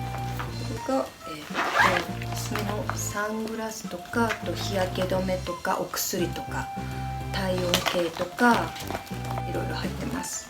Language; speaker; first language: Japanese; native; Japanese